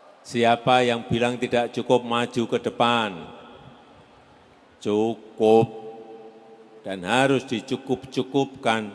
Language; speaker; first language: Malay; non-native, local second language; Javanese